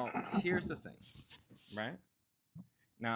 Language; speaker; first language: English; native; English